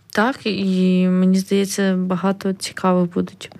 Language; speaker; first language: Ukrainian; native; Ukrainian